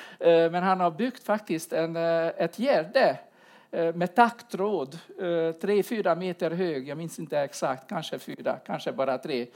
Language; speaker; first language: Swedish; non-native, fluent; Hungarian